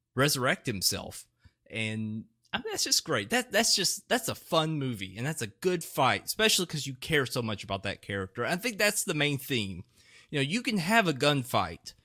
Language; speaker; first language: English; native; English